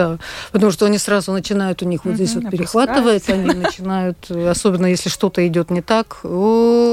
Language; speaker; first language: Russian; native; Russian